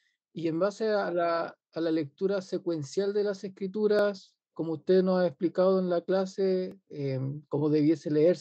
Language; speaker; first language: Spanish; native; Spanish